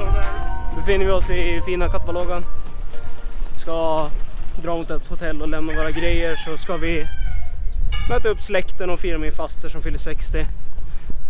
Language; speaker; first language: Swedish; native; Swedish